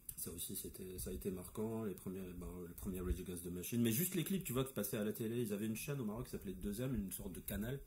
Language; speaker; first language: French; non-native, local second language; Arabic